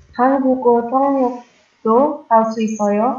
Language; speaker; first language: Korean; non-native, learner; Indonesian